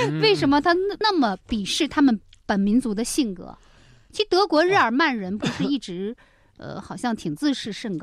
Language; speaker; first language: Chinese; native; Chinese